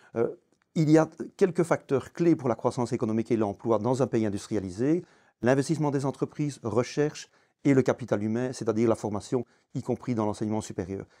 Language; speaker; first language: French; native; French